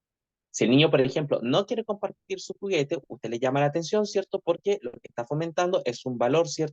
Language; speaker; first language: Spanish; native; Spanish